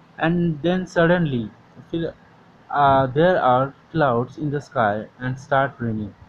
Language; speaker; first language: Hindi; non-native, local second language; Marathi